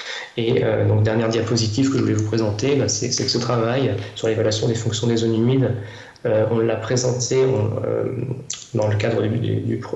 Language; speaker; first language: French; native; French